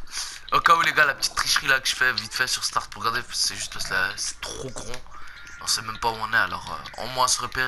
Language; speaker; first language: French; native; French